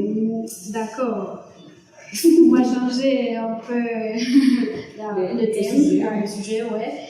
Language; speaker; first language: French; non-native, learner; Spanish